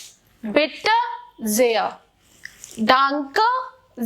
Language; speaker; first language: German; non-native, fluent; Hindi